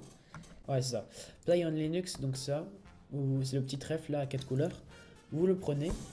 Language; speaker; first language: French; native; French